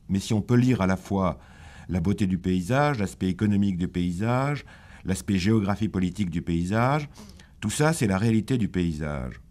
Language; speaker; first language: French; native; French